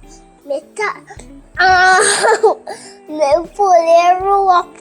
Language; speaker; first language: English; non-native, local second language; Jamaican Creole English